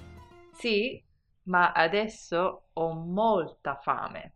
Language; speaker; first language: Italian; non-native, fluent; English